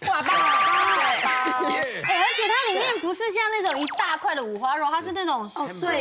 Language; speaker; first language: Chinese; native; Chinese